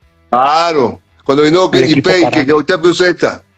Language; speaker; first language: Spanish; native; Spanish